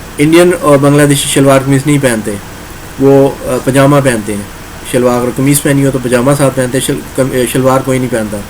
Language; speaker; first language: Urdu; non-native, local second language; Punjabi